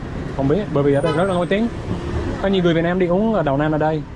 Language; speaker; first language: Vietnamese; non-native, learner; English